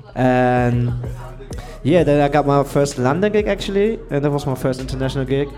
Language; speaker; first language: English; non-native, fluent; German